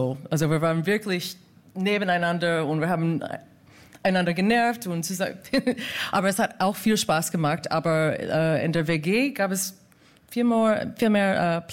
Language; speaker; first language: German; non-native, fluent; English